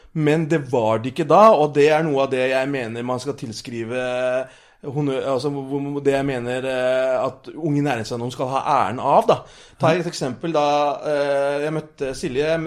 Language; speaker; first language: Norwegian; early bilingual, other home language; Urdu